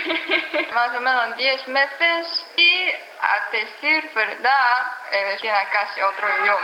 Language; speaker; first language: Spanish; non-native, learner; Chinese